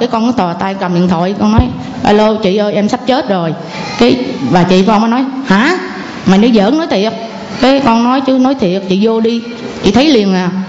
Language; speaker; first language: Vietnamese; non-native, local second language; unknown